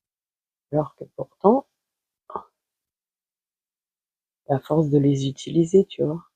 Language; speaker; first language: French; native; French